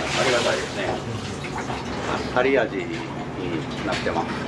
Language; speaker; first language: Japanese; native; Japanese